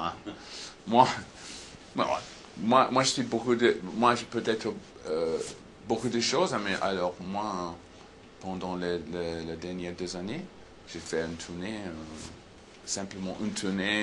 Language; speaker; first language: French; non-native, learner; English